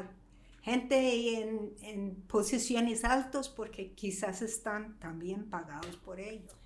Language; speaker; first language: Spanish; non-native, fluent; English